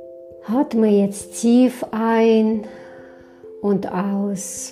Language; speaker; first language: German; non-native, fluent; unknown